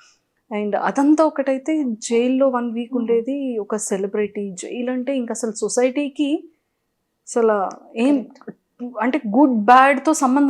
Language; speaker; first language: Telugu; native; Telugu